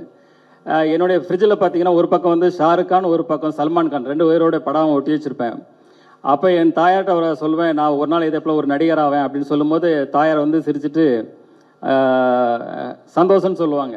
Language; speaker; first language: Tamil; native; Tamil